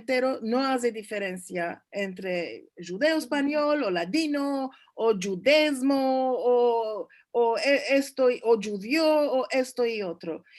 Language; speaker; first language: Spanish; early bilingual, heritage; Turkish